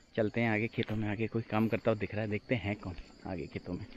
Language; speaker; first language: Hindi; native; Hindi